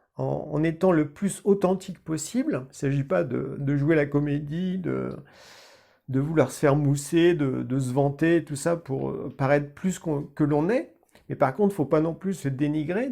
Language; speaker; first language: French; native; French